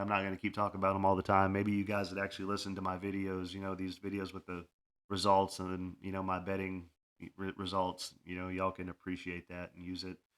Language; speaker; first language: English; native; English